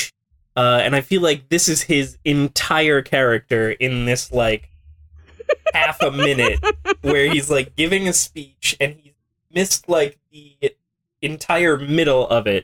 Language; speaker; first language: English; native; English